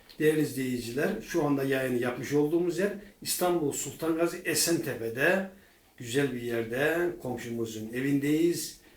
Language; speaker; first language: Turkish; native; Turkish